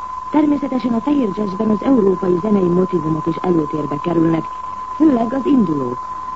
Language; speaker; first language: Hungarian; native; Hungarian